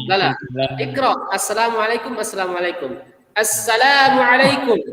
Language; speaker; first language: Arabic; non-native, fluent; Indonesian